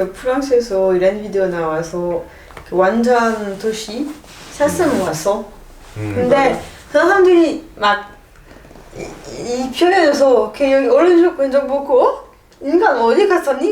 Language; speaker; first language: Korean; non-native, fluent; French